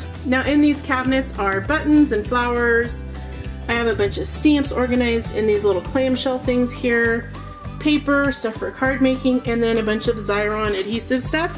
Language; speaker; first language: English; native; English